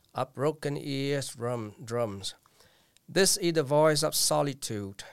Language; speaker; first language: English; non-native, fluent; Vietnamese